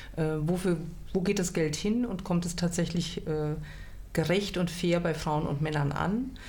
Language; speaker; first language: German; native; German